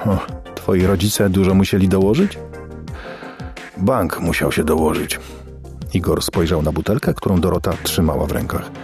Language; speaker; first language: Polish; native; Polish